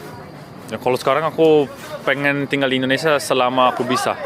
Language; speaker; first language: Indonesian; early bilingual, heritage; Indonesian